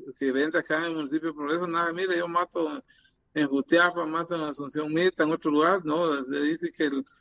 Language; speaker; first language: Spanish; native; Spanish